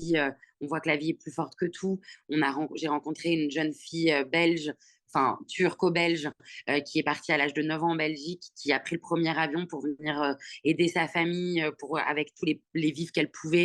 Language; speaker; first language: French; native; French